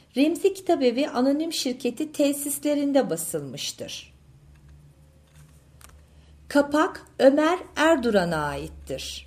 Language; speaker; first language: Turkish; native; Turkish